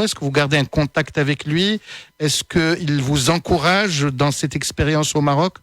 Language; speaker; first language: French; native; French